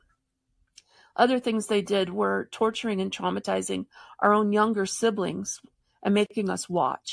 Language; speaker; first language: English; native; English